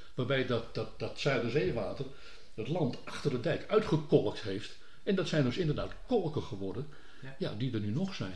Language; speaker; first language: Dutch; native; Dutch